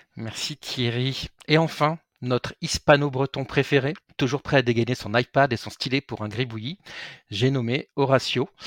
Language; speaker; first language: French; native; French